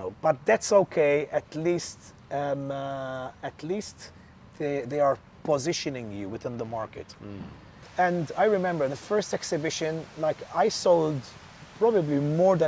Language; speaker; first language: English; non-native, local second language; Maltese